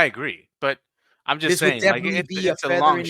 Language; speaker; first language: English; native; English